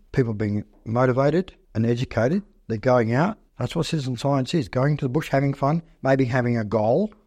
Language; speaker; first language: English; native; English